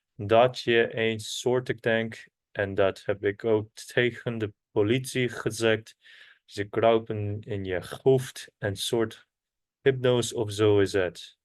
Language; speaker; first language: Dutch; non-native, learner; Korean